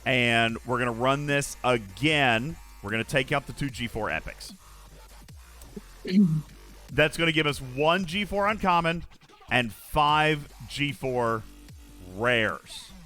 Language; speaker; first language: English; native; English